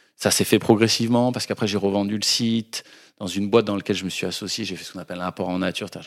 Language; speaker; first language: French; native; French